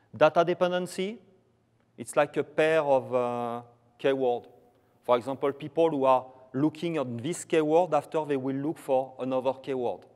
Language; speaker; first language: English; non-native, fluent; French